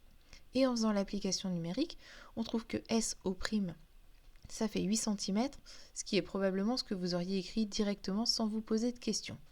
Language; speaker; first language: French; native; French